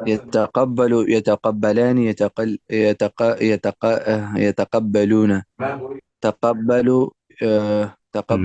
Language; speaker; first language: Arabic; non-native, learner; Urdu